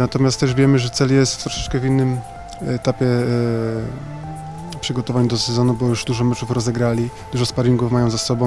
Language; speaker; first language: Polish; native; Polish